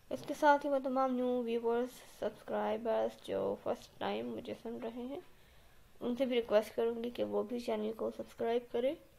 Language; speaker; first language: Urdu; native; Urdu